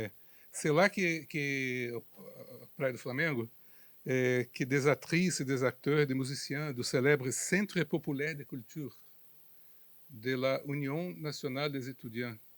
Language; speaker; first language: French; non-native, fluent; Portuguese